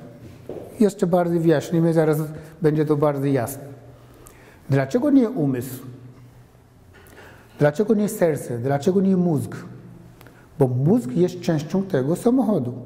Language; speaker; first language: Polish; non-native, fluent; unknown